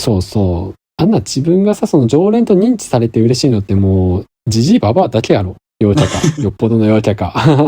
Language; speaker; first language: Japanese; native; Japanese